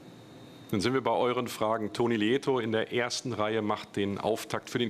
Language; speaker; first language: German; native; German